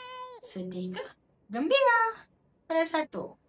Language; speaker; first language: Malay; native; Malay